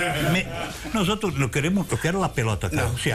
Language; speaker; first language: Spanish; non-native, fluent; Portuguese